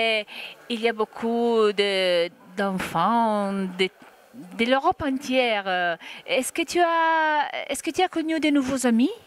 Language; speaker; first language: French; non-native, fluent; Italian